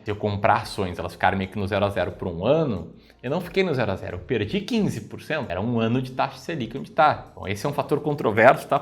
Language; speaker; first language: Portuguese; native; Portuguese